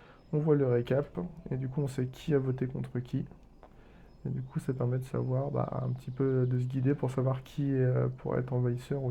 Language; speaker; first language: French; native; French